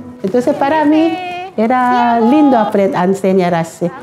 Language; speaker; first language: Spanish; non-native, learner; Korean